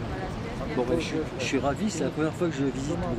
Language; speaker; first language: French; native; French